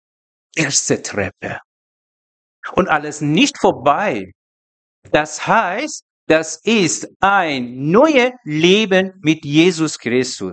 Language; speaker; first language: German; non-native, learner; Persian